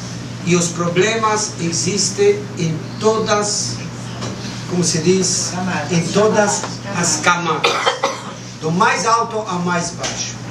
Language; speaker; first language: Portuguese; non-native, fluent; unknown